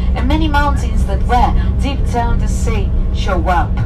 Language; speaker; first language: English; non-native, fluent; Spanish